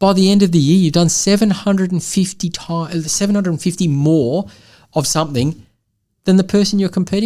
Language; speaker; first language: English; native; English